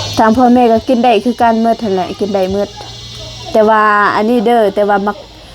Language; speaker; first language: Lao; native; Lao